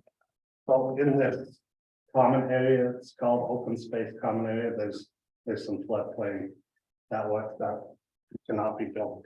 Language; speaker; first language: English; native; English